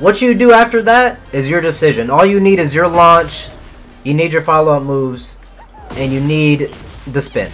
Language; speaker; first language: English; native; English